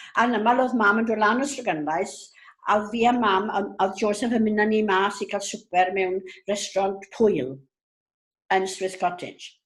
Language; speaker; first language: Welsh; native; Welsh